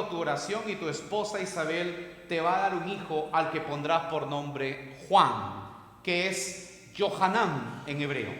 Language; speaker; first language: Spanish; native; Spanish